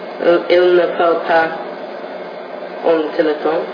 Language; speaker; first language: French; non-native, learner; English